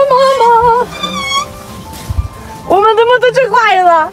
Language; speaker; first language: Chinese; non-native, learner; Ukrainian